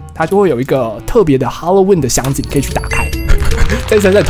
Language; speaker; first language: Chinese; native; Chinese